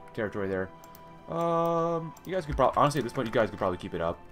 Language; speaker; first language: English; native; English